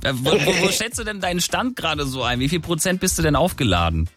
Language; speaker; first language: German; native; German